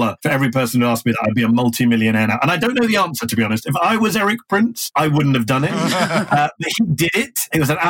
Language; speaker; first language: English; native; English